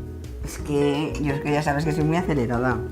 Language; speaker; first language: Spanish; native; Spanish